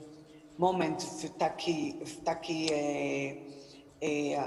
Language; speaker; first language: Polish; non-native, learner; Hebrew